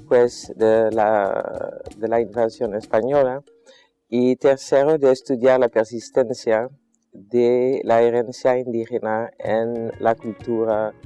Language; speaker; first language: Spanish; non-native, fluent; Dutch